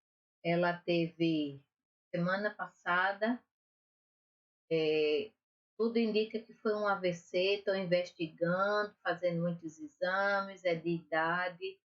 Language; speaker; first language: Portuguese; native; Portuguese